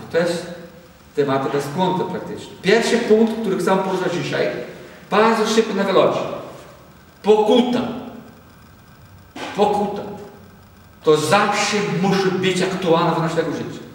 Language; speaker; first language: Polish; non-native, learner; Portuguese